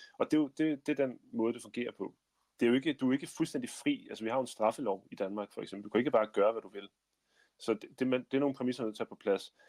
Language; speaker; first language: Danish; native; Danish